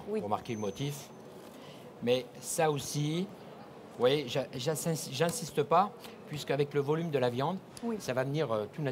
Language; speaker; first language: French; native; French